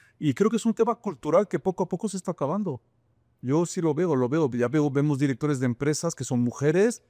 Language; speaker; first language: Spanish; non-native, fluent; French